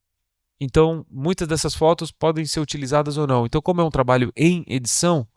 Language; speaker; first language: Portuguese; native; Portuguese